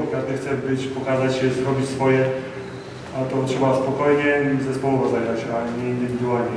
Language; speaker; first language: Polish; native; Polish